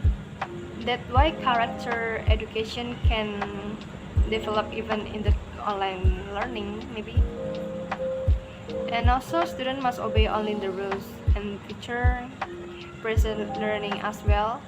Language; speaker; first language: English; non-native, learner; Indonesian